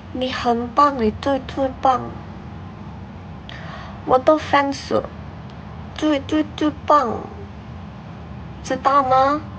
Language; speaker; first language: Chinese; non-native, learner; Thai